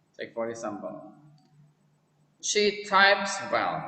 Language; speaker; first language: English; non-native, fluent; Indonesian